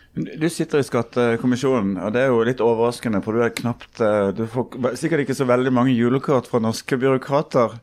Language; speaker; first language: Norwegian; native; Norwegian